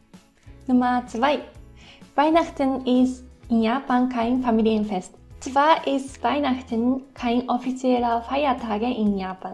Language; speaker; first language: German; non-native, fluent; Japanese